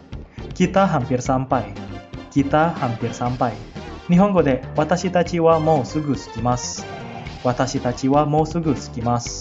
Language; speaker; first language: Japanese; non-native, fluent; Indonesian